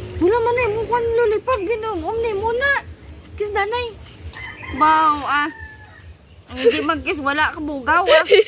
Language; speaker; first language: Filipino; non-native, local second language; Hiligaynon